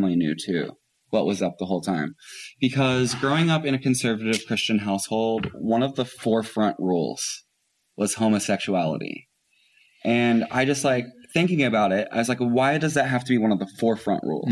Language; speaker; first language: English; native; English